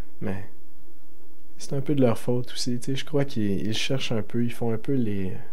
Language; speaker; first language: French; native; French